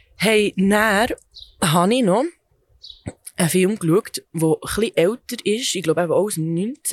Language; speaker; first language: German; early bilingual, other home language; Serbian